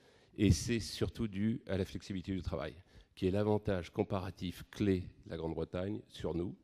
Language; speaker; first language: French; native; French